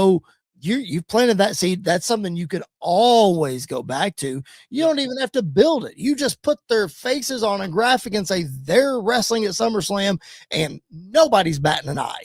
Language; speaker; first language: English; native; English